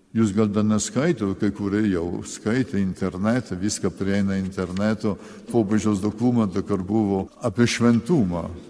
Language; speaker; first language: Lithuanian; early bilingual, heritage; Lithuanian